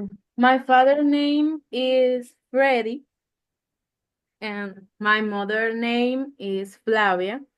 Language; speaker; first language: English; non-native, learner; Spanish